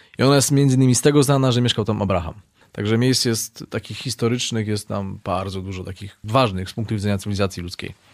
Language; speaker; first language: Polish; native; Polish